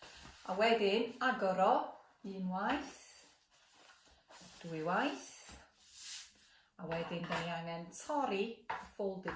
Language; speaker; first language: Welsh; native; Welsh